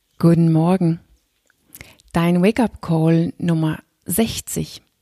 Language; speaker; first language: German; non-native, fluent; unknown